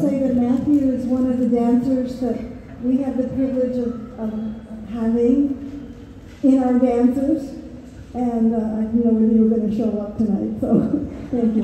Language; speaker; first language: English; native; English